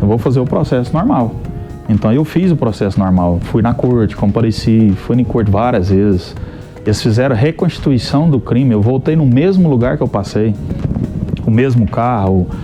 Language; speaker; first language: Portuguese; native; Portuguese